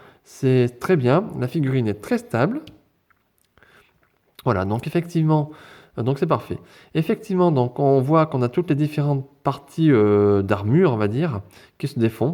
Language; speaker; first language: French; native; French